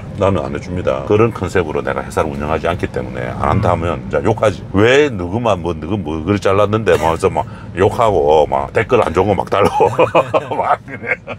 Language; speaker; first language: Korean; native; Korean